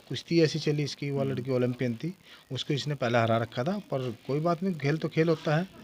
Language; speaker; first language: Hindi; native; Hindi